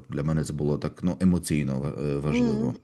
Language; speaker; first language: Ukrainian; non-native, fluent; Russian